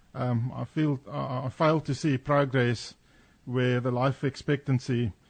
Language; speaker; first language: English; non-native, local second language; Afrikaans